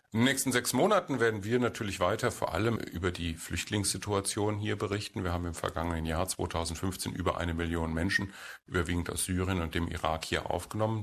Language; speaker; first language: German; native; German